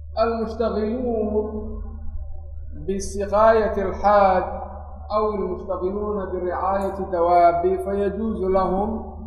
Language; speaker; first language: Arabic; non-native, local second language; Somali